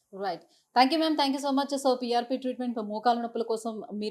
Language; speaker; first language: Telugu; native; Telugu